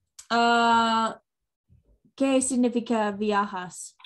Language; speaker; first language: Spanish; non-native, learner; English